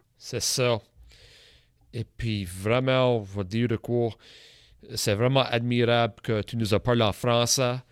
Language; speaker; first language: French; native; French